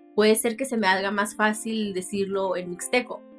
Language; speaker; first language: Spanish; non-native, local second language; Mixtepec Mixtec